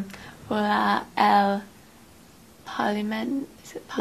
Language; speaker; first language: Spanish; non-native, learner; English